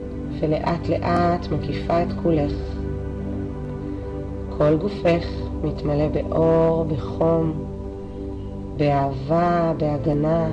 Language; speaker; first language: Hebrew; native; Hebrew